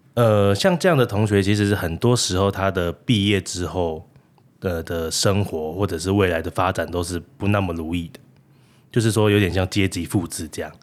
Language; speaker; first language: Chinese; native; Chinese